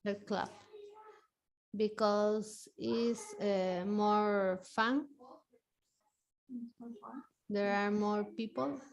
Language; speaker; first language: English; non-native, learner; Spanish